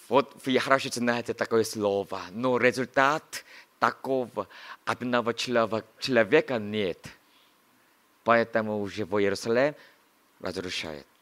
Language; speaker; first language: Russian; non-native, learner; Korean